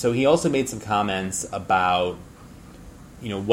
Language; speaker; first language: English; native; English